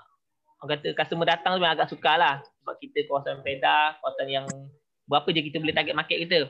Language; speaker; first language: Malay; native; Malay